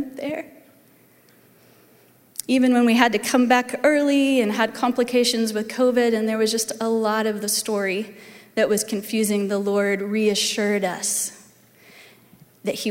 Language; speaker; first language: English; native; English